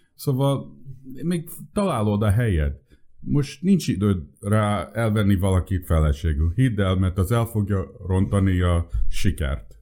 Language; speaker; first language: Hungarian; early bilingual, heritage; Hungarian